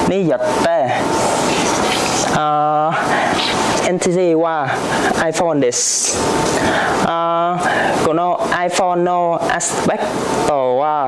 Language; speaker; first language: Japanese; non-native, learner; Vietnamese